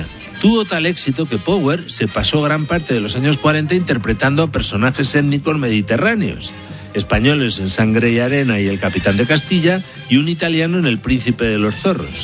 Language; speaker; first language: Spanish; native; Spanish